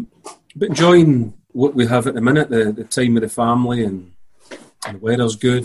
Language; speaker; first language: English; native; English